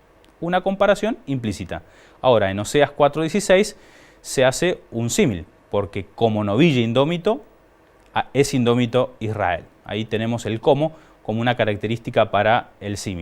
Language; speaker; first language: Spanish; native; Spanish